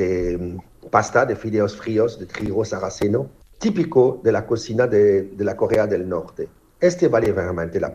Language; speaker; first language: Spanish; non-native, fluent; French